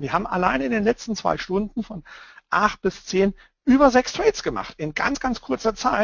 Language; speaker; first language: German; native; German